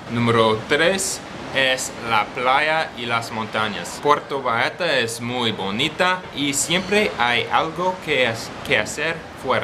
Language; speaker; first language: Spanish; non-native, learner; English